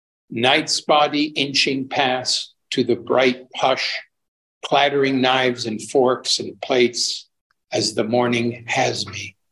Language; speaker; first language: English; native; English